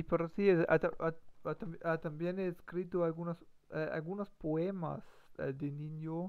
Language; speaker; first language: Spanish; non-native, learner; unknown